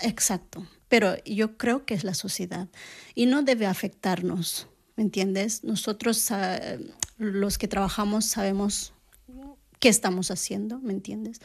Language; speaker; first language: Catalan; non-native, learner; Spanish